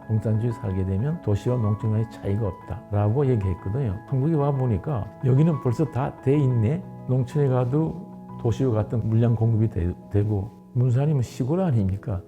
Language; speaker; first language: Korean; early bilingual, heritage; Korean